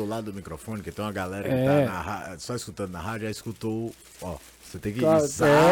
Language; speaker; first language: Portuguese; native; Portuguese